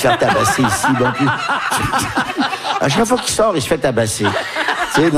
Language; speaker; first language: French; early bilingual, heritage; French